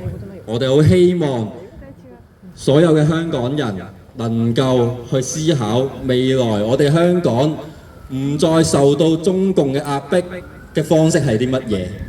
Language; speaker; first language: Cantonese; native; Cantonese